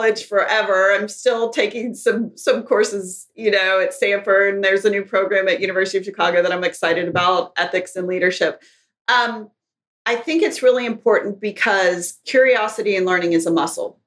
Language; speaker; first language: English; native; English